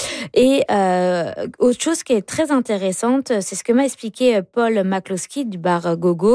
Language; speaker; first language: French; native; French